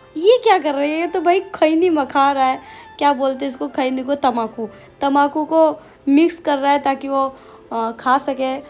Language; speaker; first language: Hindi; non-native, local second language; Bangla